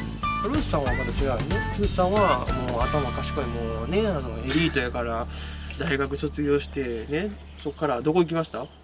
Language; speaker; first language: Japanese; native; Japanese